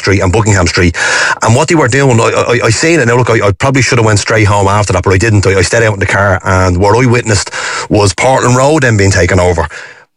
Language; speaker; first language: English; native; English